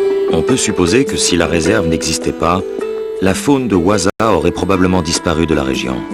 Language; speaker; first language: French; native; French